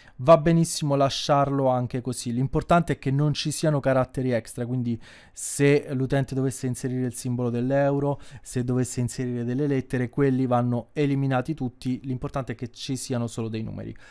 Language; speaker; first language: Italian; native; Italian